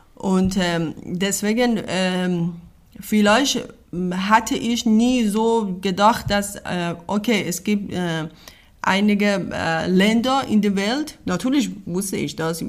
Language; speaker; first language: German; non-native, learner; Persian